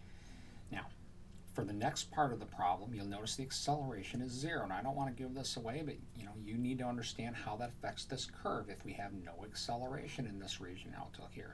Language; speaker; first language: English; native; English